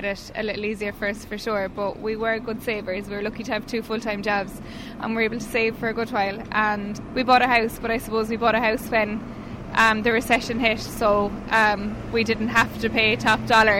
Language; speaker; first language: English; native; English